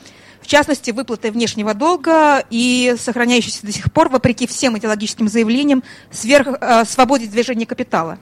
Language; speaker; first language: Russian; native; Russian